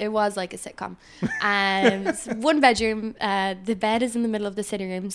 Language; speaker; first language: English; native; English